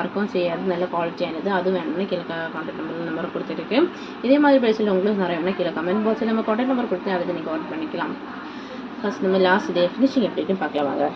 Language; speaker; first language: Tamil; native; Tamil